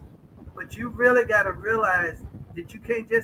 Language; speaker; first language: English; native; English